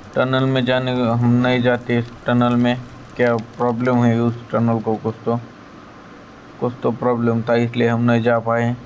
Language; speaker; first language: Hindi; non-native, local second language; Marathi